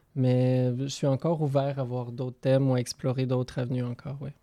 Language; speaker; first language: French; native; French